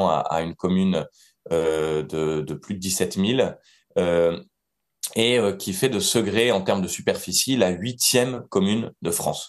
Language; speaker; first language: French; native; French